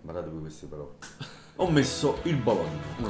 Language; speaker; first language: Italian; native; Italian